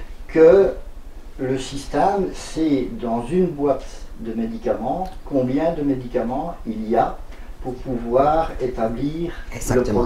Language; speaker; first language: French; native; French